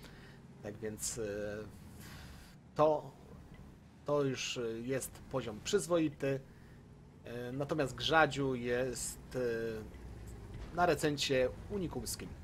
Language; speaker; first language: Polish; native; Polish